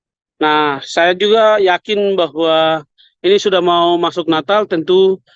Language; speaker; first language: Indonesian; native; Indonesian